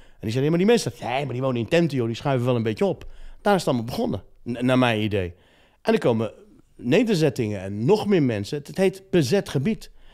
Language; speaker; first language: Dutch; early bilingual, other home language; Riffian